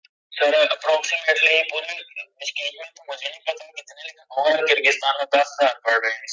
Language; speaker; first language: Urdu; native; Urdu